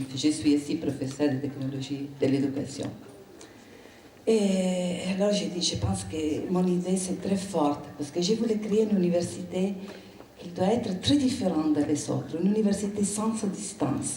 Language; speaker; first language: French; non-native, learner; Italian